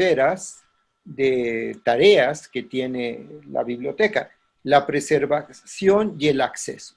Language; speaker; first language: Spanish; native; Spanish